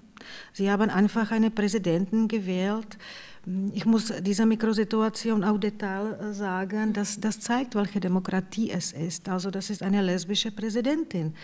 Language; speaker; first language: German; non-native, fluent; Czech